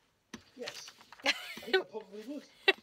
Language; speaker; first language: English; native; English